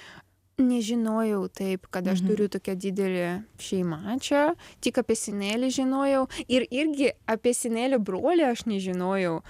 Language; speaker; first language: Lithuanian; non-native, learner; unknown